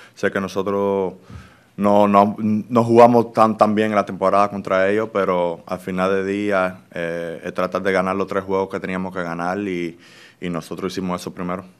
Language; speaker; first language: Spanish; early bilingual, heritage; Spanish